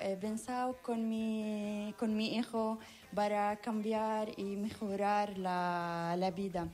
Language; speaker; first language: Spanish; non-native, learner; Arabic